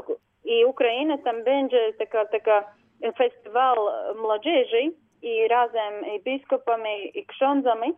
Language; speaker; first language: Polish; non-native, learner; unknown